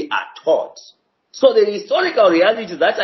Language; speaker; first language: English; non-native, local second language; Shona